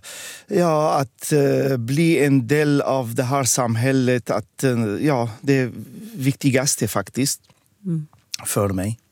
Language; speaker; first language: Swedish; non-native, fluent; Arabic